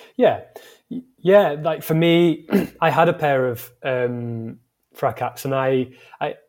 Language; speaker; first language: English; native; English